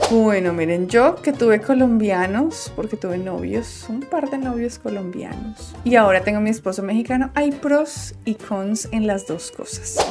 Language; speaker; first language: Spanish; native; Spanish